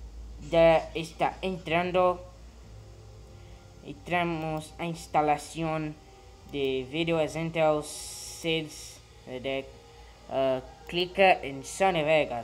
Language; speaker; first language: Spanish; non-native, learner; Portuguese